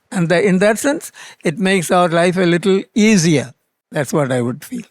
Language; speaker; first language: English; non-native, local second language; Malayalam